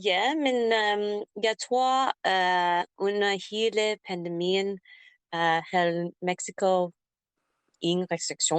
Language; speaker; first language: Danish; non-native, learner; English